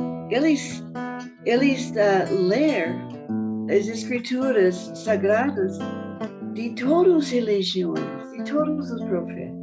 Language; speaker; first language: Portuguese; non-native, fluent; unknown